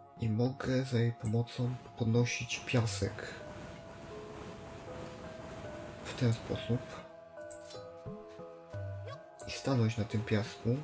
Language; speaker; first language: Polish; native; Polish